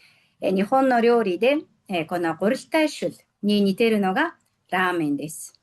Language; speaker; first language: Japanese; non-native, fluent; Mongolian